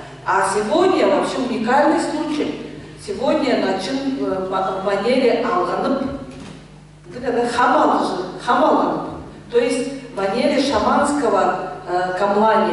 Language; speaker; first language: Russian; non-native, local second language; Tuvinian